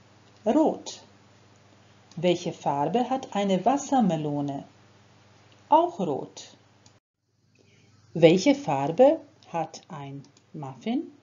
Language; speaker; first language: German; non-native, fluent; Croatian